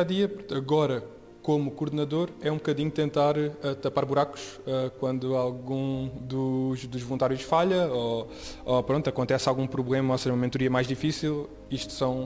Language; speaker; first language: Portuguese; native; Portuguese